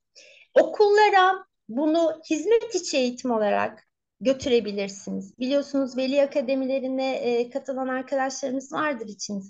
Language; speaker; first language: Turkish; native; Turkish